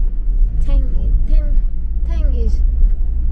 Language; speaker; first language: English; non-native, learner; Indonesian